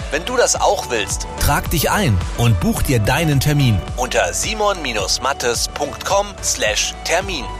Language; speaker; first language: German; native; German